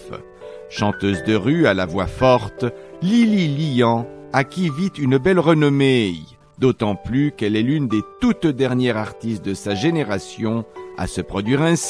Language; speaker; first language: French; native; French